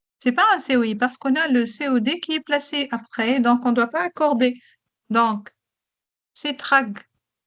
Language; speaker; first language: French; non-native, local second language; Arabic